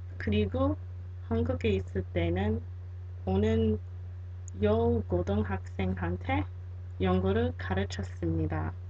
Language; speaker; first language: Korean; non-native, learner; English